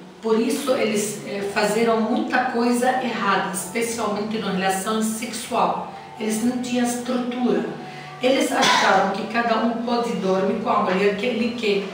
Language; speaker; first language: Portuguese; non-native, learner; Arabic